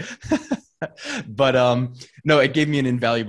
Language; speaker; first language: English; native; English